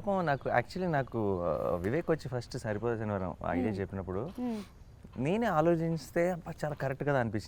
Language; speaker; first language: Telugu; native; Telugu